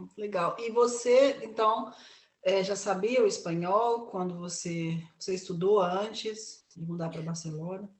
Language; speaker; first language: Portuguese; native; Portuguese